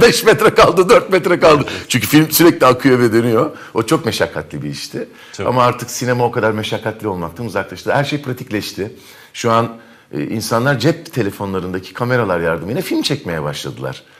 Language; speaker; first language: Turkish; native; Turkish